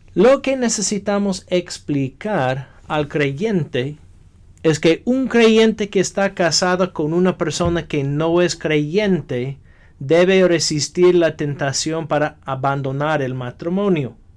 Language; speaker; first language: Spanish; non-native, fluent; English